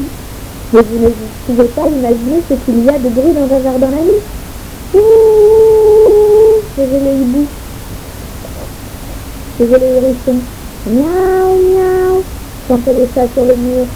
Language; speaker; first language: French; native; French